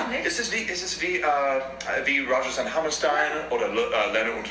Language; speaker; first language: German; non-native, fluent; English